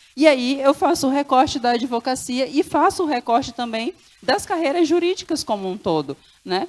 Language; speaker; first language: Portuguese; non-native, local second language; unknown